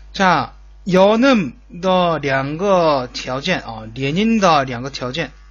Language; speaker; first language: Chinese; non-native, fluent; Korean